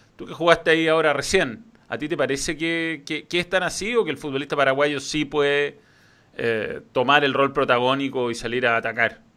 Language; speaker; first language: Spanish; native; Spanish